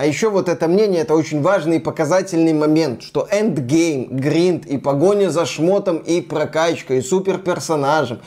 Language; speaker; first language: Russian; native; Russian